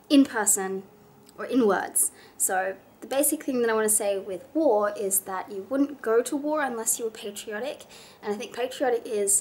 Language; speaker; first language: English; native; English